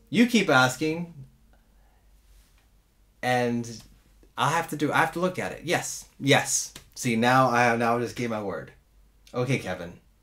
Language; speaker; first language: English; native; English